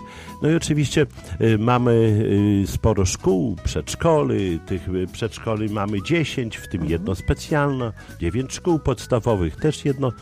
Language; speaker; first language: Polish; native; Polish